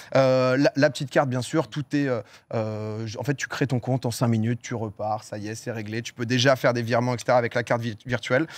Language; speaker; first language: French; native; French